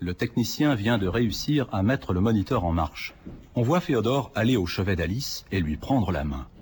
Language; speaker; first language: French; native; French